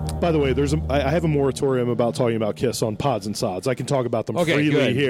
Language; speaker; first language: English; native; English